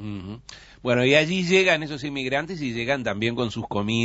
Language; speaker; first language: Spanish; native; Spanish